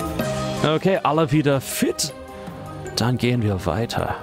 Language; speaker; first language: German; non-native, fluent; English